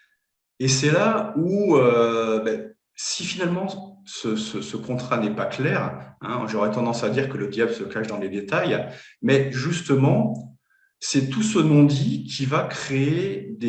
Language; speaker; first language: French; native; French